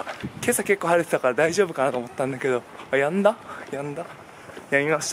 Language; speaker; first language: Japanese; native; Japanese